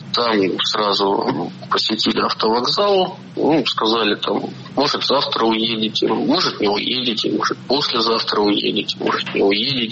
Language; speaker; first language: Russian; native; Russian